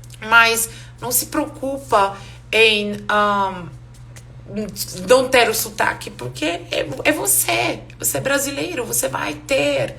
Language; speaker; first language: Portuguese; non-native, fluent; English